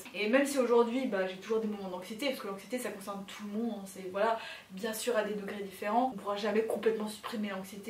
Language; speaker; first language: French; native; French